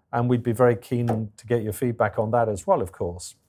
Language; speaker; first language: English; native; English